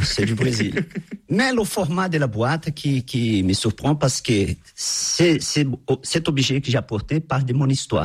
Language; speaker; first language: French; non-native, fluent; Portuguese